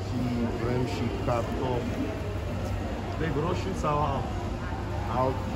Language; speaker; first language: Romanian; non-native, learner; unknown